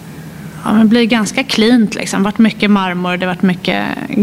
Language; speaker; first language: Swedish; native; Swedish